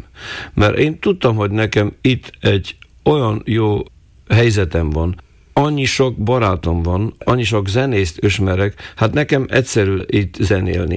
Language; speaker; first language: Hungarian; non-native, local second language; Slovak